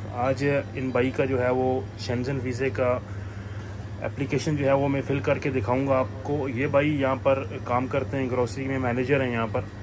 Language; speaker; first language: Urdu; non-native, local second language; Punjabi